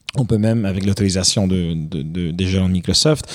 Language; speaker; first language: French; non-native, fluent; Romanian